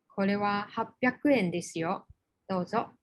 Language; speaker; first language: Japanese; non-native, fluent; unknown